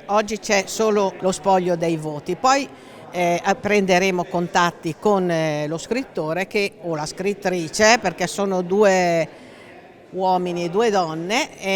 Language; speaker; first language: Italian; native; Italian